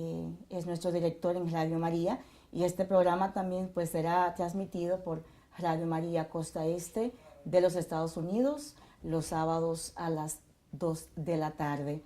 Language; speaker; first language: Spanish; native; Spanish